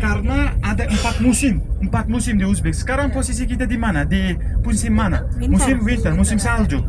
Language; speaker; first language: Indonesian; non-native, fluent; Uzbek